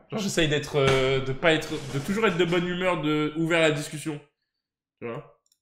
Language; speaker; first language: French; native; French